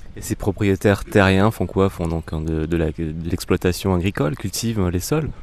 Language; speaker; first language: French; native; French